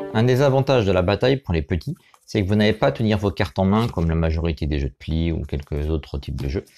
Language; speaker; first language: French; native; French